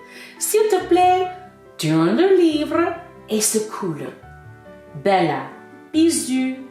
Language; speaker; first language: French; non-native, fluent; English